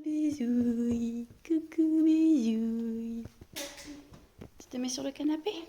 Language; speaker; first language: French; native; French